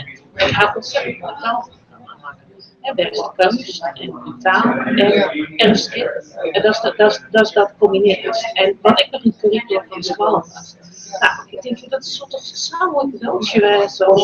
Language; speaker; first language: Dutch; native; Dutch